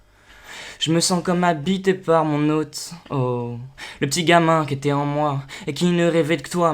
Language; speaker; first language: French; native; French